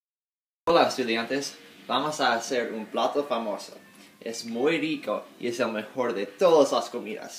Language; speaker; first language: Spanish; non-native, learner; English